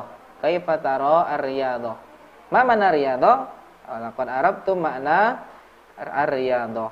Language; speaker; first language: Arabic; non-native, learner; Indonesian